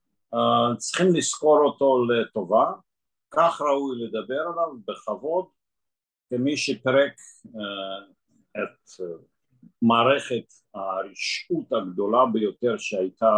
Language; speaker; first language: Hebrew; non-native, fluent; Russian